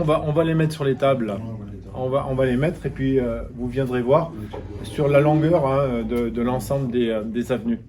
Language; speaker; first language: French; native; French